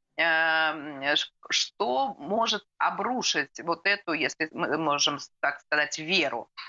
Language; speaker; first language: Russian; native; Russian